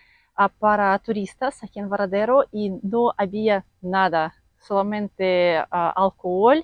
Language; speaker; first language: Spanish; non-native, fluent; Russian